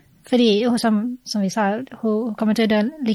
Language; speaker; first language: Norwegian; non-native, fluent; English